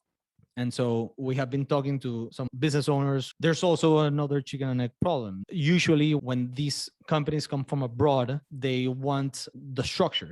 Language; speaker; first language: English; non-native, fluent; Spanish